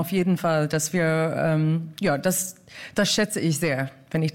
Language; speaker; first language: German; non-native, learner; English